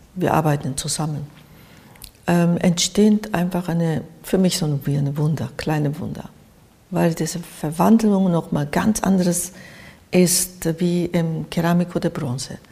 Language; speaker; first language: German; non-native, fluent; Japanese